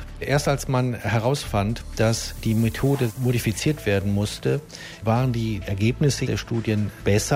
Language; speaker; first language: German; native; German